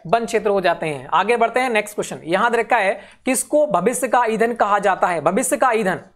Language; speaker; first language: Hindi; native; Hindi